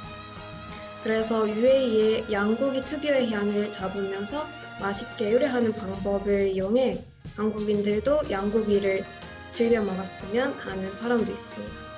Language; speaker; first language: Korean; non-native, fluent; Arabic